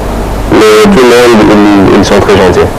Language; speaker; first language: French; non-native, fluent; Arabic